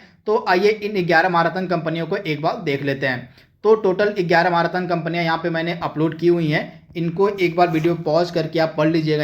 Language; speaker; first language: Hindi; native; Hindi